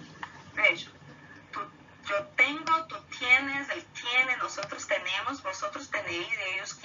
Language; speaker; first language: Spanish; non-native, fluent; Portuguese